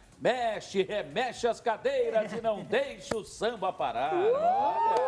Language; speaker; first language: Portuguese; native; Portuguese